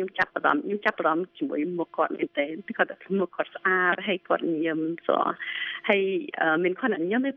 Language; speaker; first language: Khmer; early bilingual, heritage; Khmer